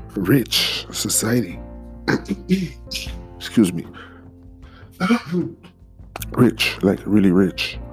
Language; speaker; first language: English; non-native, fluent; French